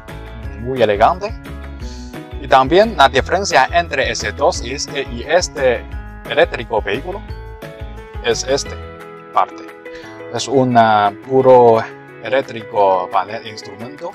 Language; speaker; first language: Spanish; non-native, learner; Chinese